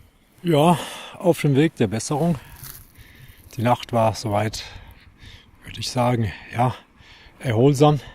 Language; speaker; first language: German; native; German